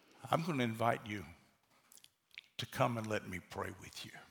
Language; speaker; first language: English; native; English